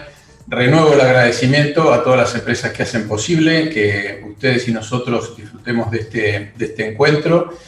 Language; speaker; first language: Spanish; native; Spanish